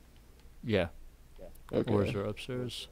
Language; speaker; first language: English; native; English